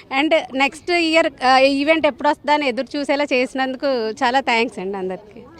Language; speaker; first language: Telugu; native; Telugu